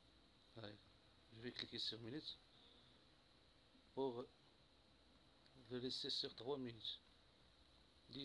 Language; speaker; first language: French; non-native, local second language; Arabic